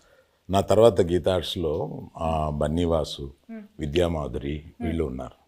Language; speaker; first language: Telugu; native; Telugu